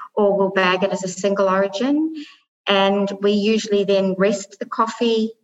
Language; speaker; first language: English; native; English